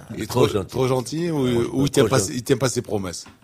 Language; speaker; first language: French; non-native, local second language; Arabic